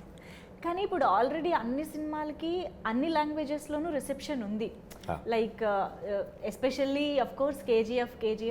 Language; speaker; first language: Telugu; native; Telugu